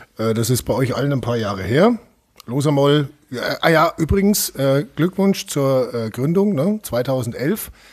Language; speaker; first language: German; native; German